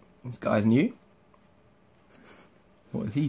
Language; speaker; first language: English; native; English